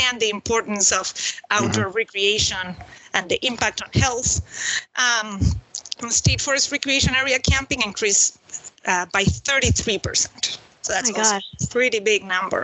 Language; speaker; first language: English; non-native, fluent; Spanish